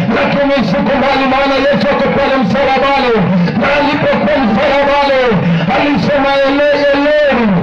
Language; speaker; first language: Swahili; non-native, local second language; Kamba